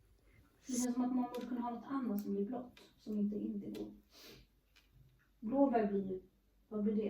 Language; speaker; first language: Swedish; native; Swedish